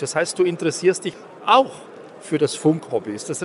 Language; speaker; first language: German; native; German